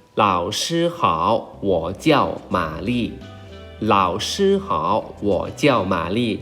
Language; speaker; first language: Chinese; non-native, fluent; Thai